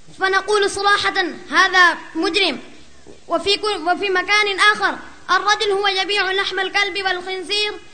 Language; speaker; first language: Arabic; non-native, fluent; Urdu